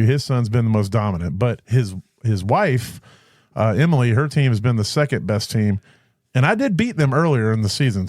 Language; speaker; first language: English; native; English